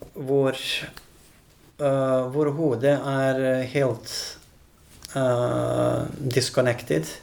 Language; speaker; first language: Norwegian; non-native, fluent; Bosnian